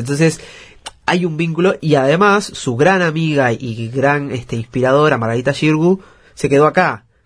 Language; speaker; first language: Spanish; early bilingual, other home language; Portuguese